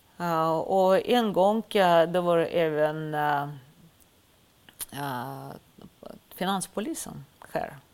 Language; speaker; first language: Swedish; non-native, fluent; Russian